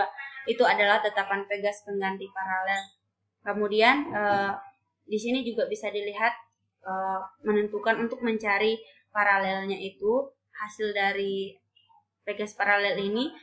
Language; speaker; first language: Indonesian; native; Indonesian